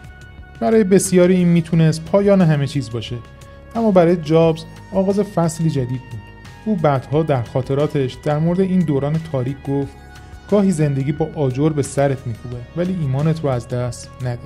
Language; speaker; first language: Persian; native; Persian